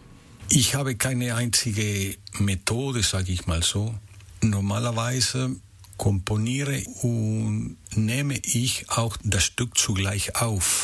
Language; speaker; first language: German; non-native, fluent; Spanish